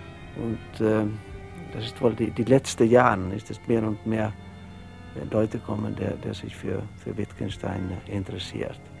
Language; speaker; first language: German; non-native, learner; Norwegian